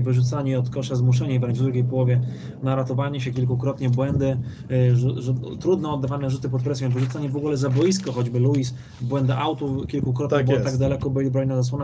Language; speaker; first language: Polish; native; Polish